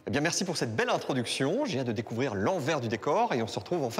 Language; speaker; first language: French; native; French